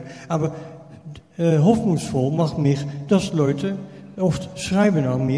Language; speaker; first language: German; non-native, fluent; Dutch